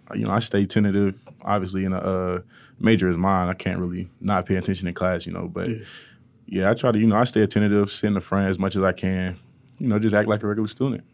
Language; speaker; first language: English; native; English